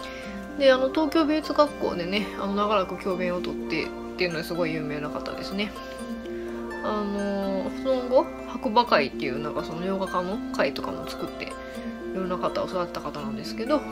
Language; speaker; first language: Japanese; native; Japanese